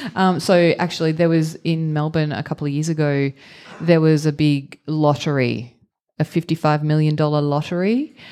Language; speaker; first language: English; native; English